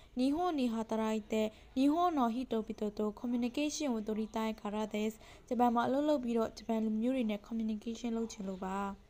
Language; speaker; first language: Japanese; non-native, learner; Burmese